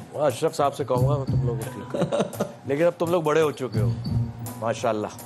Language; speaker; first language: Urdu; native; Urdu